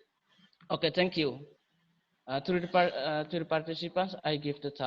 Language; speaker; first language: English; non-native, learner; Indonesian